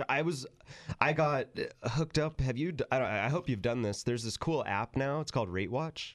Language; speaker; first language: English; native; English